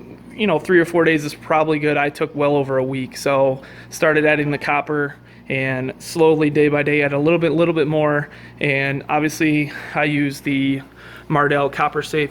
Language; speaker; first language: English; native; English